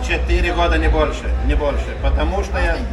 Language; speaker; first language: Russian; non-native, local second language; Lithuanian